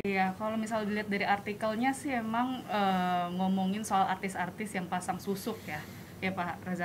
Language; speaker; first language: Indonesian; native; Indonesian